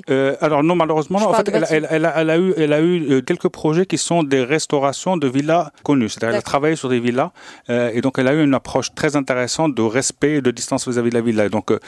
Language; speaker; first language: French; non-native, local second language; Arabic